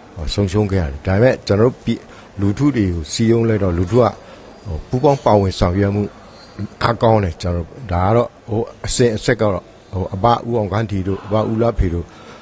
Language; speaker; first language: Burmese; non-native, local second language; Pa'o Karen